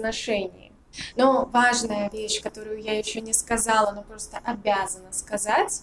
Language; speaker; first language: Russian; native; Russian